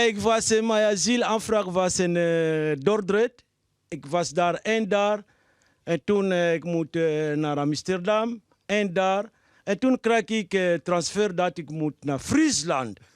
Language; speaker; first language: Dutch; non-native, fluent; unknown